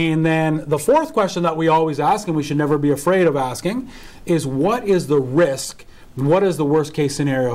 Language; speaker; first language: English; native; English